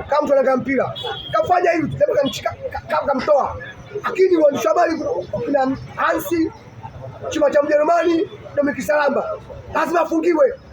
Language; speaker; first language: Swahili; native; Swahili